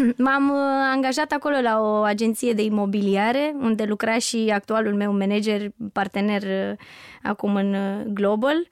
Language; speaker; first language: Romanian; native; Romanian